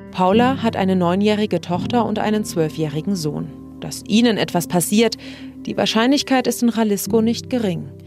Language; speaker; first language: German; native; German